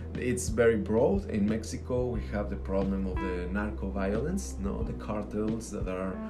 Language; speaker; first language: English; non-native, fluent; Spanish